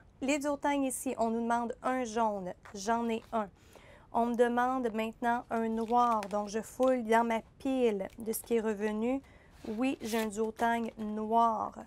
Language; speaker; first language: French; native; French